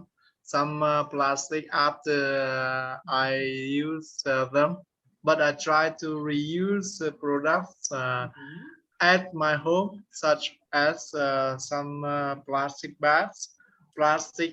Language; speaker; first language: English; non-native, learner; Vietnamese